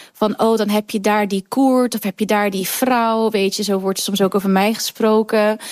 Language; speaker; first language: Dutch; early bilingual, other home language; Kurdish